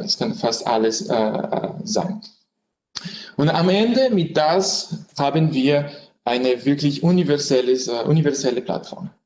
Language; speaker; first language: German; non-native, learner; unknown